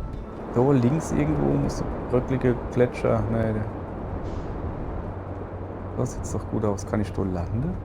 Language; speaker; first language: German; native; German